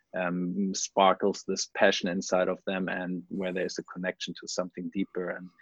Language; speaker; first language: English; non-native, fluent; German